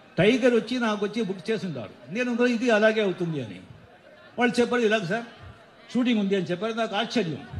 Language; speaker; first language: Telugu; non-native, local second language; Marathi